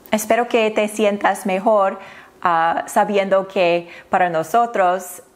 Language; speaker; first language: Spanish; non-native, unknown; English